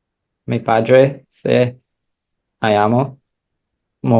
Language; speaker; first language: Spanish; non-native, learner; English